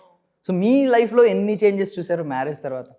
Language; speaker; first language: Telugu; native; Telugu